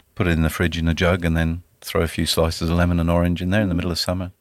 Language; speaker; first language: English; native; English